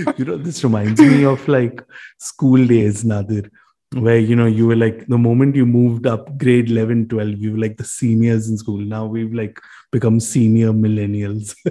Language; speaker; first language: English; non-native, local second language; Hindi